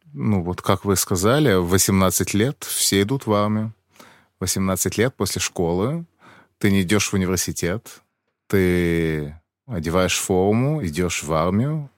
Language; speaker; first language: Russian; early bilingual, heritage; Russian